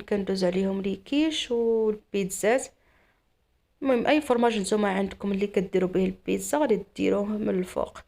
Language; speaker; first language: Arabic; native; Arabic